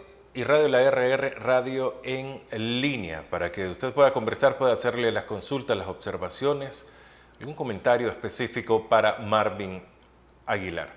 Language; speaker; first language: Spanish; native; Spanish